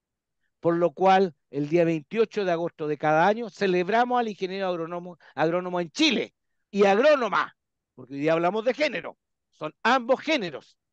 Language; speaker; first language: Spanish; native; Spanish